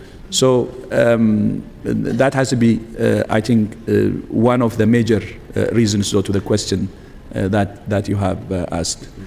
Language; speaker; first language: English; non-native, fluent; Tigrinya